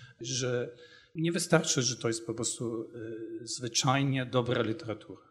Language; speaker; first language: Polish; non-native, fluent; German